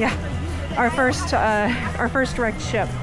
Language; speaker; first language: English; native; English